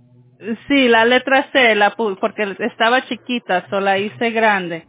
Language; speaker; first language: Spanish; early bilingual, heritage; Spanish